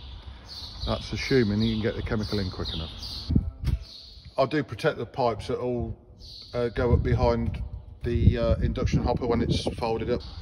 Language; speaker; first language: English; native; English